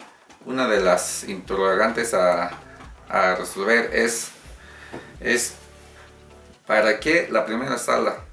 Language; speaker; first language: Spanish; native; Spanish